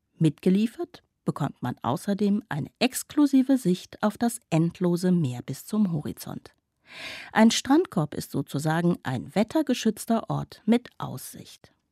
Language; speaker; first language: German; native; German